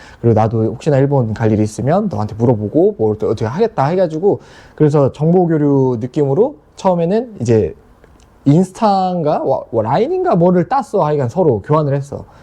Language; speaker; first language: Korean; native; Korean